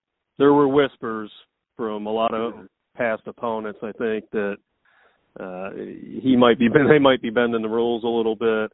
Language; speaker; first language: English; native; English